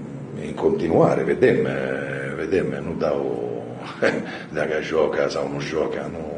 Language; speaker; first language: Romanian; non-native, fluent; Italian